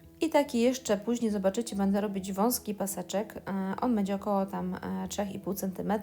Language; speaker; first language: Polish; native; Polish